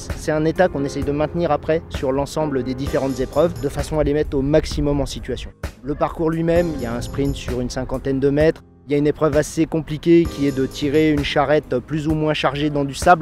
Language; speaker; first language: French; native; French